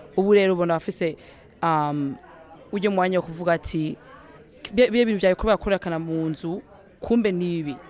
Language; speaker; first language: Rundi; early bilingual, heritage; Rundi